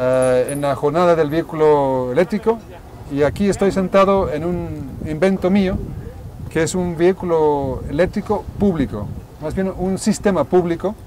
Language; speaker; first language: Spanish; non-native, fluent; English